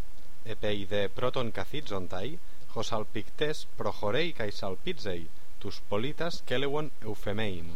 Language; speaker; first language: Greek; non-native, fluent; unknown